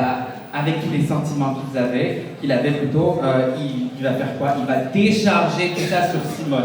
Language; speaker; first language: French; native; French